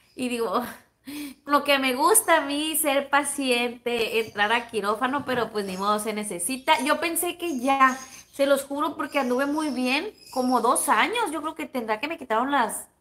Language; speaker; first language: Spanish; native; Spanish